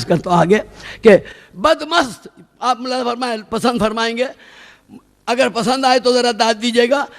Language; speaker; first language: Urdu; native; Urdu